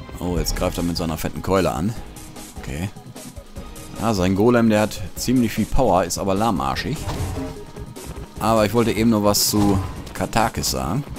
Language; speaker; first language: German; native; German